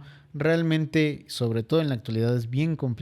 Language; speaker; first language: Spanish; native; Spanish